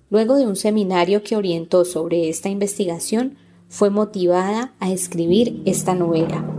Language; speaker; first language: Spanish; native; Spanish